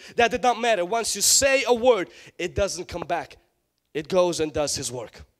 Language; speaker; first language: English; non-native, fluent; Ukrainian